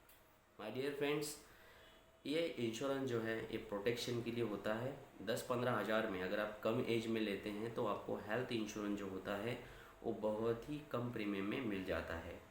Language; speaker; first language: Hindi; non-native, local second language; Marathi